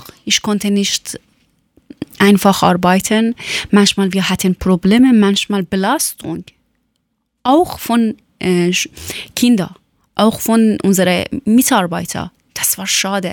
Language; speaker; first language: German; non-native, learner; Persian